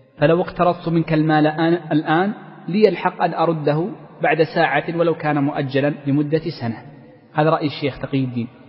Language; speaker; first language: Arabic; native; Arabic